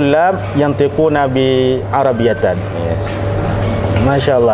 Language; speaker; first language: Arabic; non-native, learner; Indonesian